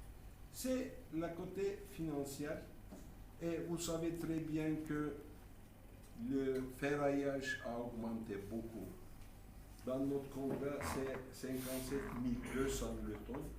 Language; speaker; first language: French; non-native, fluent; Turkish